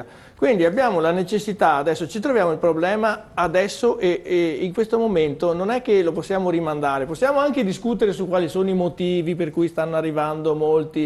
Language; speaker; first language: Italian; native; Italian